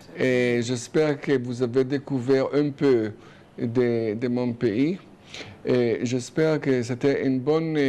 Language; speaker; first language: French; non-native, fluent; Hebrew